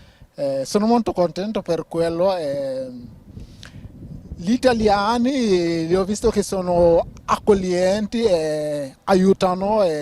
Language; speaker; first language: Italian; non-native, learner; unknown